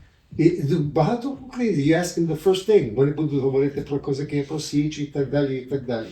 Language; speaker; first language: Ukrainian; early bilingual, heritage; Ukrainian